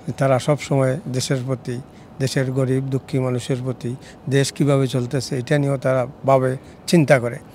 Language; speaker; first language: Bangla; native; Bangla